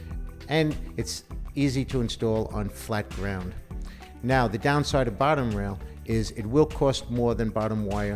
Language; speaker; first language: English; native; English